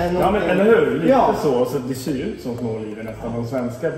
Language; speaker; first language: Swedish; native; Swedish